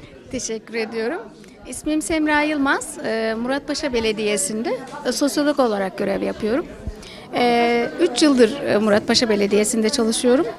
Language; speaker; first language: Turkish; native; Turkish